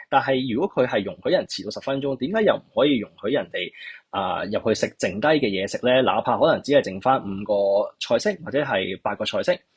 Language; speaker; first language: Cantonese; native; Cantonese